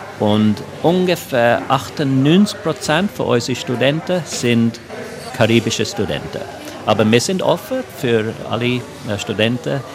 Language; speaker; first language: German; non-native, local second language; English